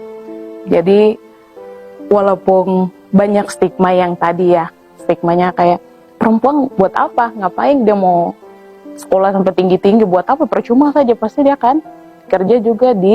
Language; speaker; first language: Indonesian; non-native, local second language; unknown